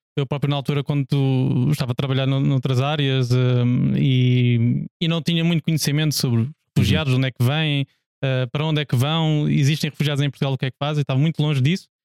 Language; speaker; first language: Portuguese; native; Portuguese